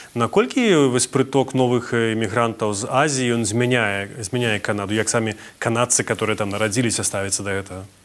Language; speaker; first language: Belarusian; native; Belarusian